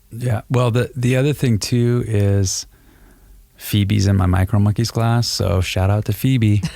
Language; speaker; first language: English; native; English